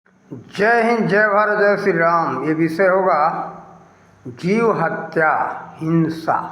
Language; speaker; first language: Hindi; native; Hindi